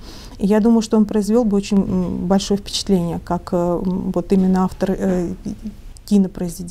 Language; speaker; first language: Russian; native; Russian